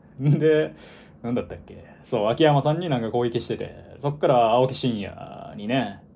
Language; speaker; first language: Japanese; native; Japanese